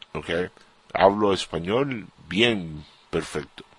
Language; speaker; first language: Spanish; non-native, learner; English